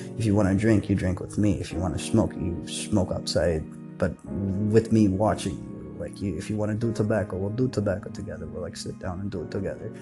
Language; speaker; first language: English; non-native, local second language; Nepali